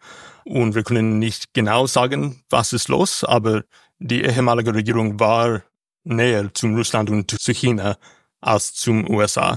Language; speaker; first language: German; non-native, learner; English